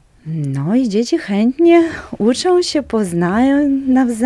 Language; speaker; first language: Polish; non-native, local second language; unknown